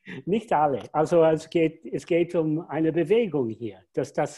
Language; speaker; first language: German; non-native, fluent; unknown